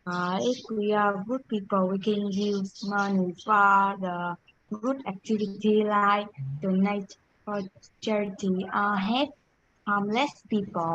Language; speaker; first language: English; non-native, learner; Vietnamese